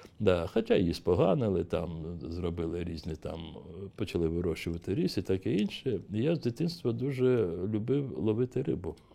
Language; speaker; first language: Ukrainian; non-native, local second language; Crimean Tatar